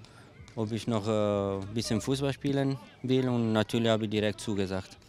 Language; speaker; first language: German; non-native, local second language; Italian